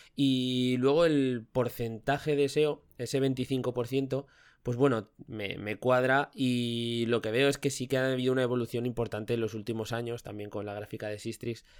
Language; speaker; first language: Spanish; native; Spanish